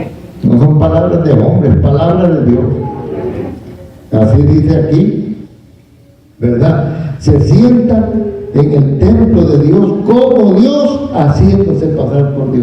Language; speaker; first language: Spanish; native; Spanish